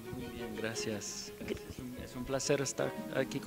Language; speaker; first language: Spanish; non-native, fluent; English